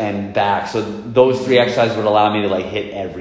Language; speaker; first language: English; native; English